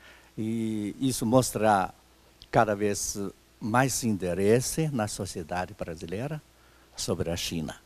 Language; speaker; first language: Portuguese; non-native, fluent; Chinese